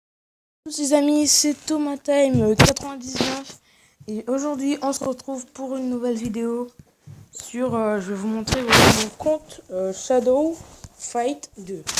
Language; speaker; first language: French; native; French